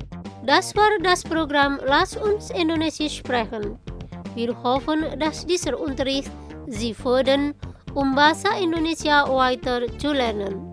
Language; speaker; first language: German; non-native, fluent; Indonesian